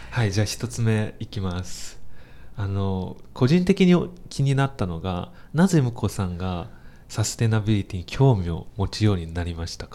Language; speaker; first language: Japanese; non-native, fluent; Chinese